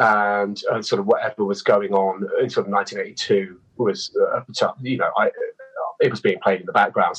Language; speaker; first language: English; native; English